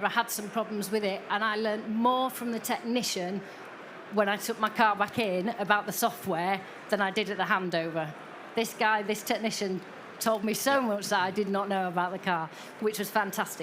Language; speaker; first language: English; native; English